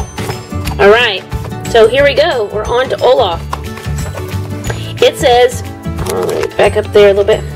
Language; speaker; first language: English; native; English